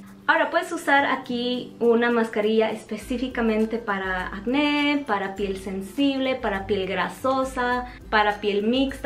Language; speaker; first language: Spanish; native; Spanish